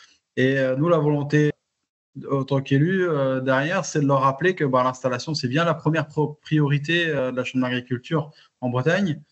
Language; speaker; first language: French; native; French